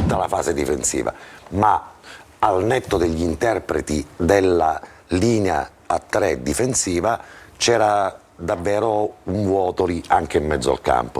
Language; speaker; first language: Italian; native; Italian